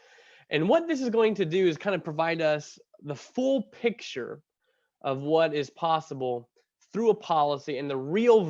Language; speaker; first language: English; native; English